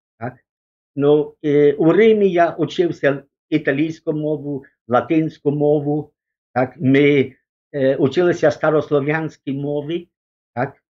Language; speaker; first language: Ukrainian; early bilingual, heritage; Ukrainian